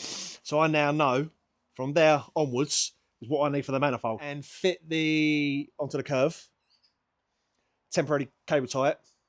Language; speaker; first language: English; native; English